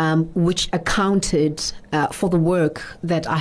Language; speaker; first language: English; non-native, local second language; Xhosa